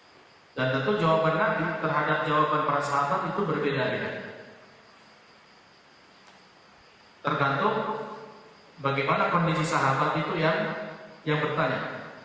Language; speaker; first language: Indonesian; native; Indonesian